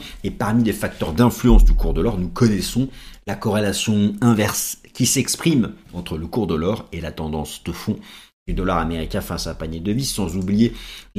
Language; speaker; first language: French; native; French